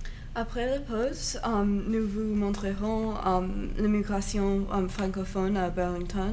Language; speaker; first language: French; non-native, learner; English